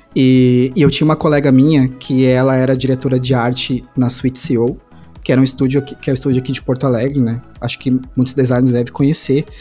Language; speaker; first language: Portuguese; native; Portuguese